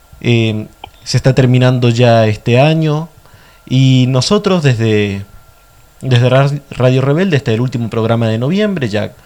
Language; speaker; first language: Spanish; native; Spanish